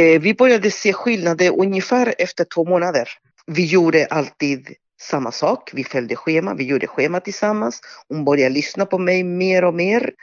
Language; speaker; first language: Swedish; non-native, fluent; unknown